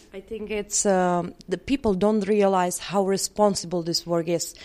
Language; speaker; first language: English; non-native, fluent; Czech